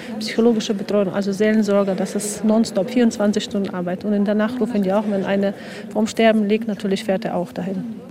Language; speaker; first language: German; non-native, fluent; Ukrainian